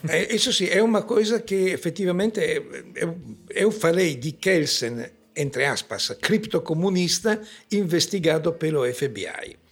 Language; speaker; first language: Portuguese; non-native, fluent; Italian